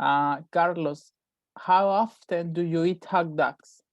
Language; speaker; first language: English; non-native, fluent; Spanish